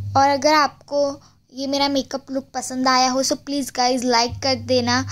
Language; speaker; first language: Hindi; non-native, local second language; Gujarati